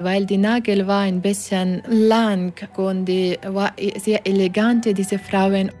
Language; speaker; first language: German; non-native, learner; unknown